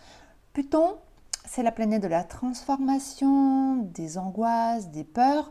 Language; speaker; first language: French; native; French